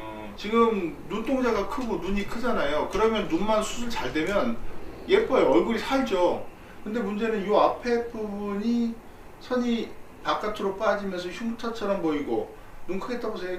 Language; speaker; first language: Korean; native; Korean